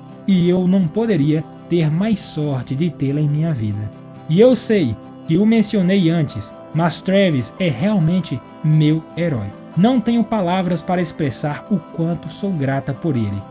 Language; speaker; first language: Portuguese; native; Portuguese